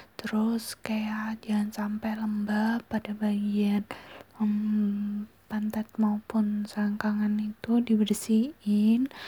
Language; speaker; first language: Indonesian; native; Indonesian